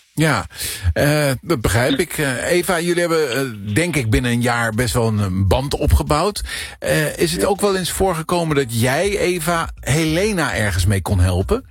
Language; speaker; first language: Dutch; native; Dutch